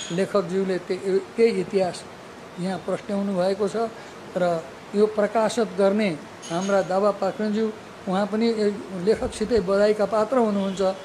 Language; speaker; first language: Nepali; native; Nepali